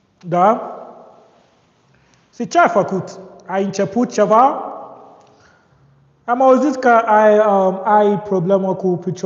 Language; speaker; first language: Romanian; non-native, learner; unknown